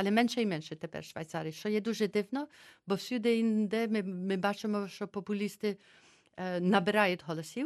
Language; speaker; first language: Ukrainian; early bilingual, heritage; Ukrainian